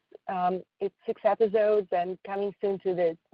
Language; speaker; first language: English; non-native, fluent; Russian